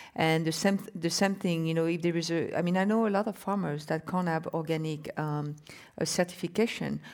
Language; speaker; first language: English; non-native, fluent; French